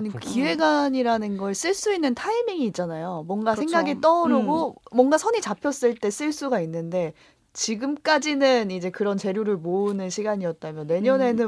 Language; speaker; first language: Korean; native; Korean